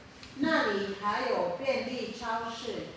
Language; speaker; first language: Chinese; non-native, fluent; Filipino